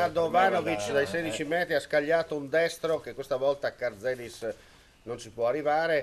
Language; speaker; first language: Italian; native; Italian